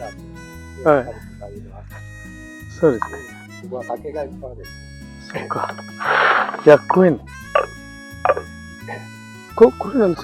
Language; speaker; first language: Japanese; non-native, fluent; Indonesian